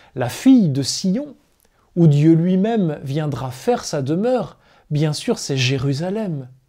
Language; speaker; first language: French; native; French